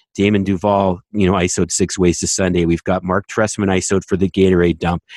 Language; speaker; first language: English; native; English